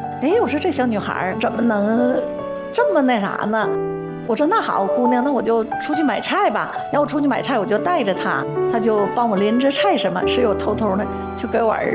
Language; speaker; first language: Chinese; native; Chinese